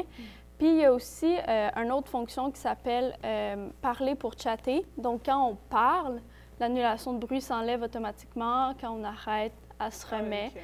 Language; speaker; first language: French; native; French